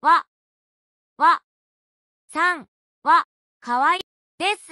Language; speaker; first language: Japanese; non-native, learner; Filipino